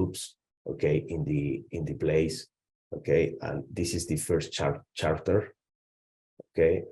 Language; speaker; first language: English; non-native, learner; Spanish